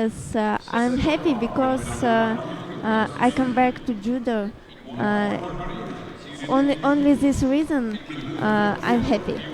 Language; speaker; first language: English; non-native, learner; Russian